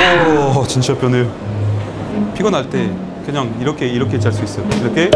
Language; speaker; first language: Korean; non-native, learner; French